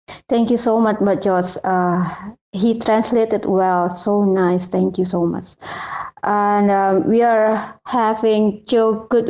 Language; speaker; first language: English; non-native, learner; Indonesian